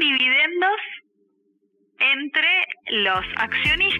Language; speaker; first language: Spanish; native; Spanish